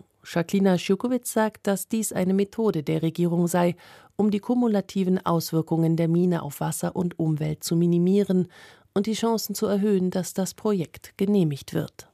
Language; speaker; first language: German; native; German